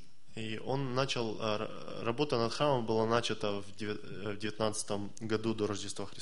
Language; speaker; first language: Russian; native; Russian